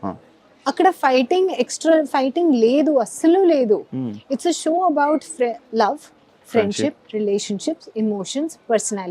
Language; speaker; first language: Telugu; non-native, learner; Hindi